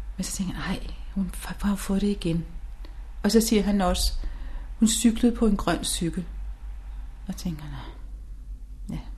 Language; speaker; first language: Danish; native; Danish